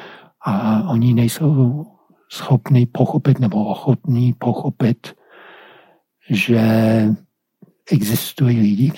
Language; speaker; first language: Czech; non-native, fluent; English